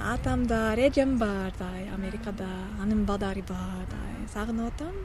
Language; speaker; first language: Kyrgyz; non-native, fluent; English